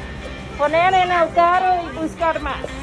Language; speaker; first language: Spanish; non-native, learner; English